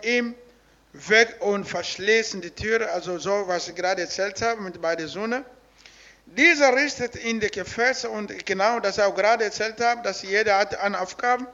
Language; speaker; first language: German; non-native, learner; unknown